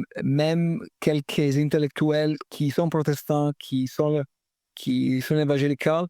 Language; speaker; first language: French; non-native, fluent; Italian